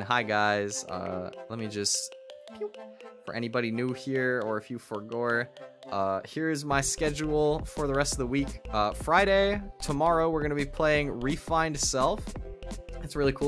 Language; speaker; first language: English; native; English